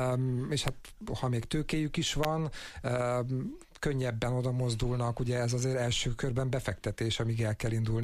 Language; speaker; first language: Hungarian; native; Hungarian